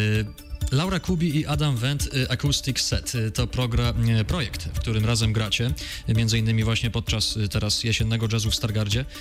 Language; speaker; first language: Polish; native; Polish